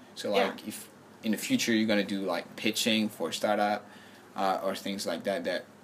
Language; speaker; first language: English; non-native, fluent; French